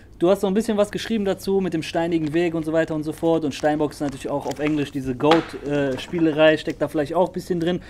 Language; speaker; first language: German; native; German